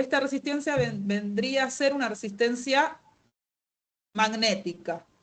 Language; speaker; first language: Spanish; native; Spanish